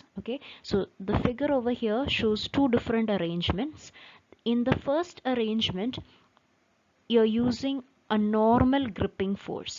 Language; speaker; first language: English; non-native, local second language; Malayalam